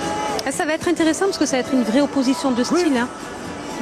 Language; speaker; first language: French; native; French